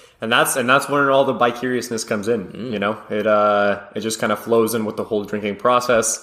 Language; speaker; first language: English; early bilingual, other home language; Russian